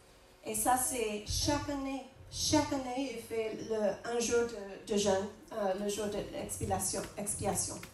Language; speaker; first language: French; non-native, fluent; English